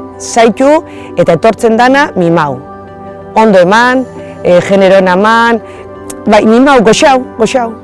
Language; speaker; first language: Basque; native; Basque